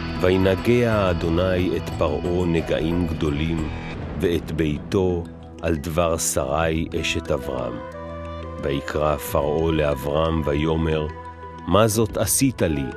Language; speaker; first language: Hebrew; native; Hebrew